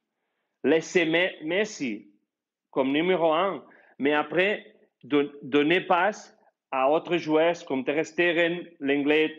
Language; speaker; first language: French; non-native, fluent; Spanish